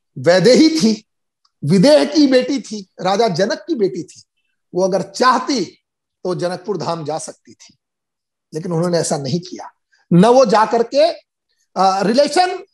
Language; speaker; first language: Hindi; native; Hindi